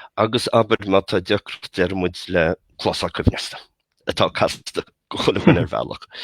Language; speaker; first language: Irish; native; Irish